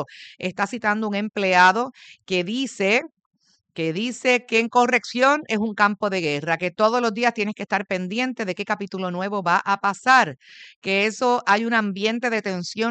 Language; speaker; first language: Spanish; native; Spanish